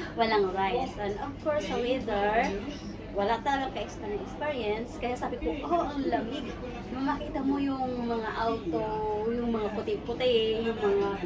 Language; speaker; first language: Filipino; non-native, local second language; Cebuano